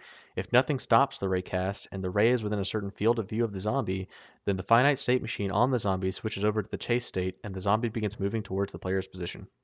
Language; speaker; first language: English; native; English